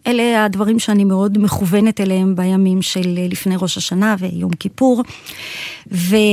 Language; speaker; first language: Hebrew; native; Hebrew